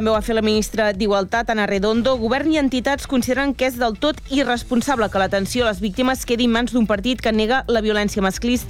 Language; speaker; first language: Catalan; native; Catalan